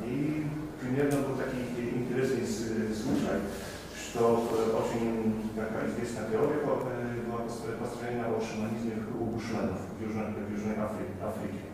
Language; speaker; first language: Russian; non-native, fluent; Polish